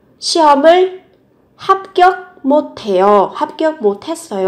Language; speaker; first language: Korean; non-native, fluent; Vietnamese